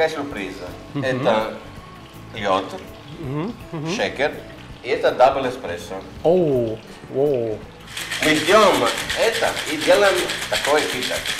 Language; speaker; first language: Russian; non-native, learner; Italian